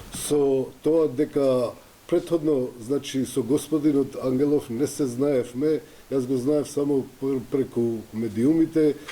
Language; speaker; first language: Macedonian; non-native, local second language; Albanian